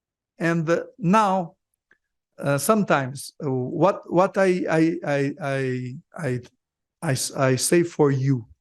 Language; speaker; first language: English; non-native, learner; Portuguese